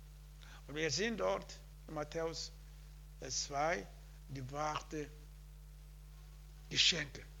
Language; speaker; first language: German; non-native, learner; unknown